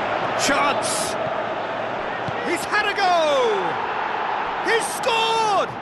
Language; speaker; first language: English; native; English